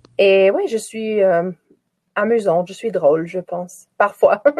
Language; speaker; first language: French; native; French